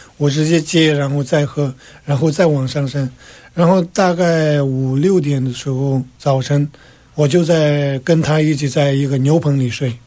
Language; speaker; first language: Chinese; non-native, local second language; Tibetan